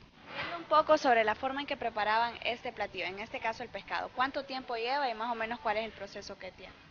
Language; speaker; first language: Spanish; native; Spanish